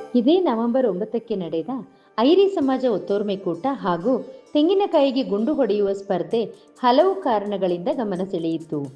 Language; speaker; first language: Kannada; native; Kannada